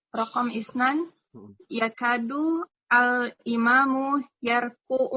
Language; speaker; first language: Arabic; non-native, learner; Indonesian